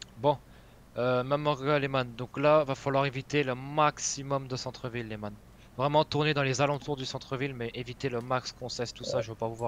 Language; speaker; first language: French; native; French